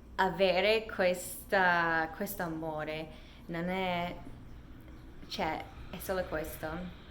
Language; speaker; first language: Italian; non-native, fluent; English